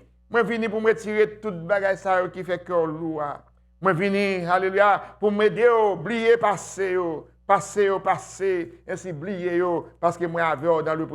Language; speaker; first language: French; non-native, local second language; Haitian Creole